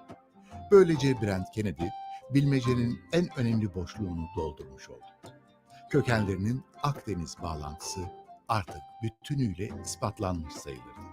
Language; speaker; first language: Turkish; native; Turkish